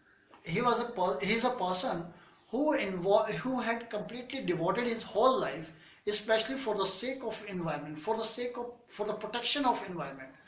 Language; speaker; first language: English; non-native, local second language; Hindi